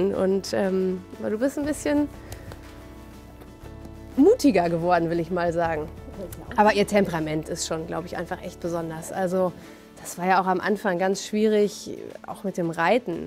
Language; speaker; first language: German; native; German